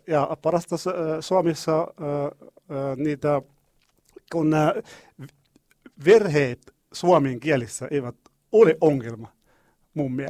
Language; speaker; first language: Finnish; non-native, learner; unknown